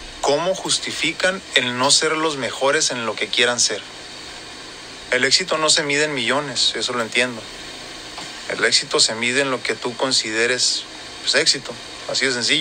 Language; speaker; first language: Spanish; native; Spanish